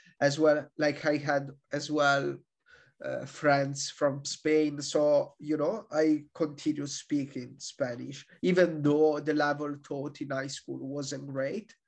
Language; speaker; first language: English; non-native, fluent; Italian